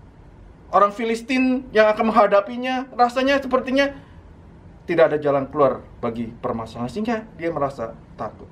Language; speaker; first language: Indonesian; native; Indonesian